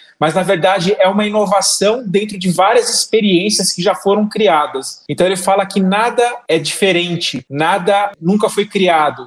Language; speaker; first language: Portuguese; native; Portuguese